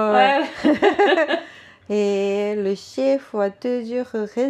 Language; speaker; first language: French; non-native, learner; Japanese